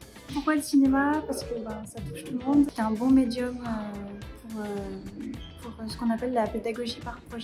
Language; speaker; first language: French; non-native, fluent; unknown